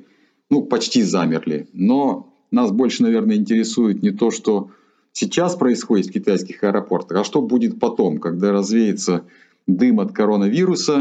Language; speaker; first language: Russian; native; Russian